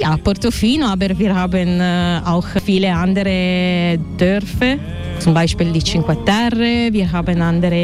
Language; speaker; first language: German; non-native, learner; Italian